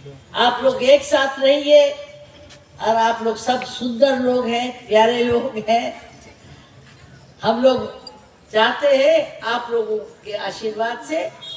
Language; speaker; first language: Hindi; non-native, local second language; Bangla